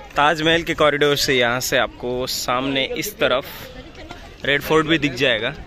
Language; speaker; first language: Hindi; non-native, local second language; Marathi